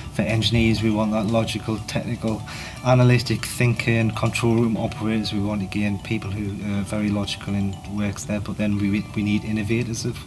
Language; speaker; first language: English; native; English